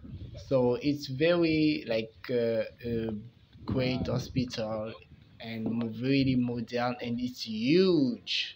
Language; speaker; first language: English; non-native, fluent; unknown